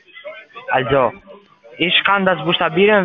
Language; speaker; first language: German; non-native, learner; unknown